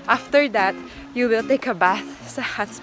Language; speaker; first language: English; non-native, local second language; Filipino